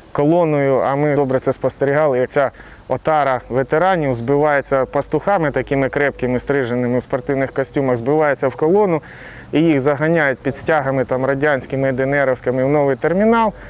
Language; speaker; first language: Ukrainian; non-native, local second language; Russian